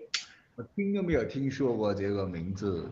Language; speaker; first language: Chinese; non-native, local second language; Cantonese